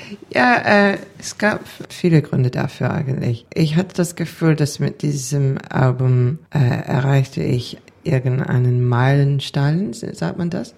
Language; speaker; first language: German; non-native, learner; English